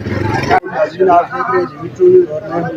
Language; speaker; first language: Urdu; non-native, local second language; Balti